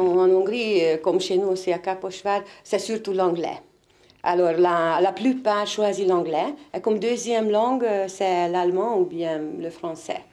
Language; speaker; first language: French; non-native, fluent; Hungarian